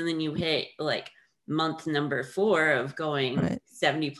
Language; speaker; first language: English; native; English